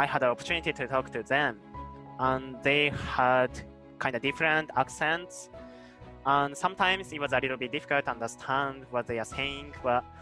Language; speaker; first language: English; non-native, fluent; Japanese